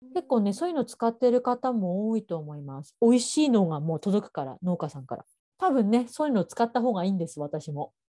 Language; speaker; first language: Japanese; native; Japanese